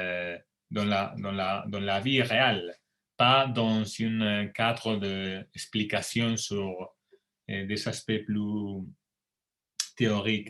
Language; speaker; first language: French; non-native, fluent; Spanish